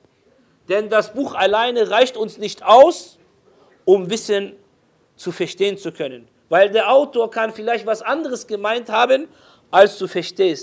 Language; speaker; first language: German; non-native, fluent; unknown